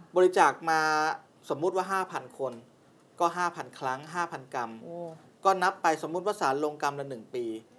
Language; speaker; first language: Thai; native; Thai